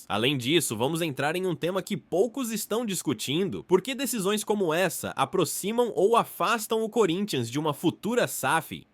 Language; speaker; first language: Portuguese; native; Portuguese